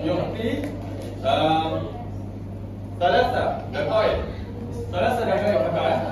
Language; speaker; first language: Arabic; non-native, learner; Malay